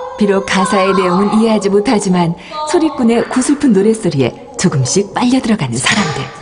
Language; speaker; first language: Korean; native; Korean